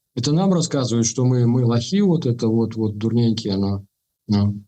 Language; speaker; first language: Russian; non-native, local second language; Belarusian